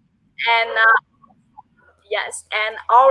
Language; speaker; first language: English; non-native, learner; Vietnamese